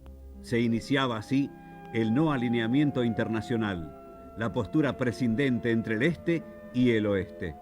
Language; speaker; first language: Spanish; native; Spanish